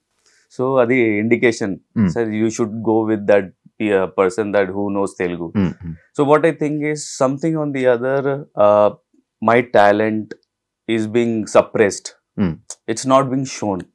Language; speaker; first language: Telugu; non-native, local second language; Hindi